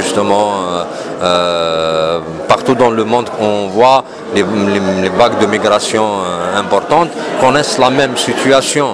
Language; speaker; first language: French; non-native, local second language; Arabic